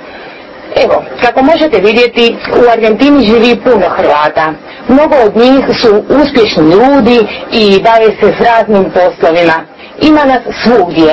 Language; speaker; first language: Croatian; early bilingual, heritage; Croatian